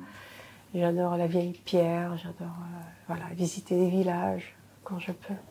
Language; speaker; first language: French; non-native, local second language; Arabic